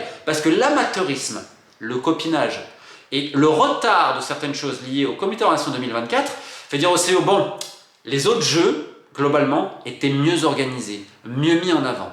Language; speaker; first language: French; native; French